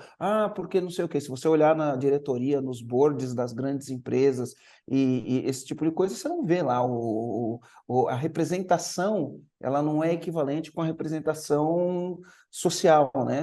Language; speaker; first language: Portuguese; native; Portuguese